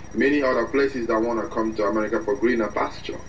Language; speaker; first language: English; non-native, local second language; Igbo